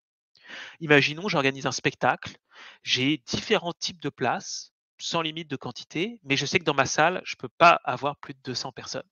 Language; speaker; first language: French; native; French